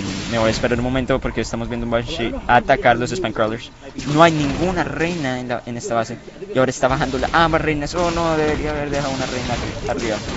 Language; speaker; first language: Spanish; native; Spanish